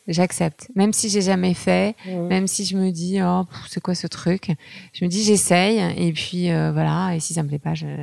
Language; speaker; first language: French; native; French